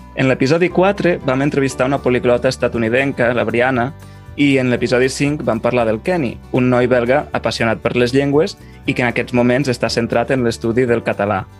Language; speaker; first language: Catalan; native; Catalan